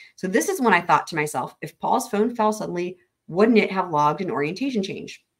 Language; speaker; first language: English; native; English